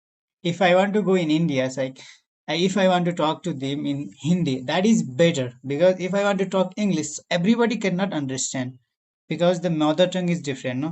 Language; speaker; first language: English; non-native, learner; Nepali